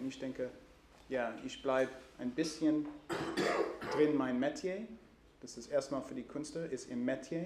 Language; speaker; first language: German; non-native, learner; English